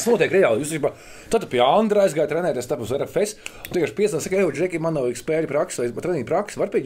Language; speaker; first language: Latvian; native; Latvian